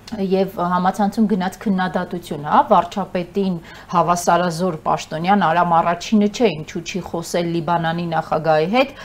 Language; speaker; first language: Armenian; native; Armenian